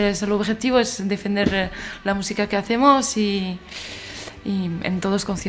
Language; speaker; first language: Spanish; non-native, fluent; French